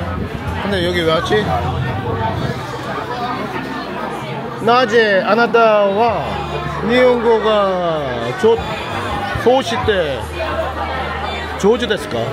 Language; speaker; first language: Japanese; non-native, learner; Korean